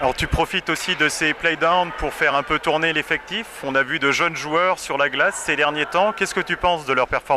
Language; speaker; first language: French; native; French